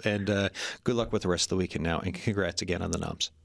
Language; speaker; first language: English; native; English